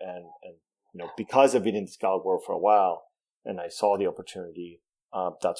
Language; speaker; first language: English; non-native, fluent; Spanish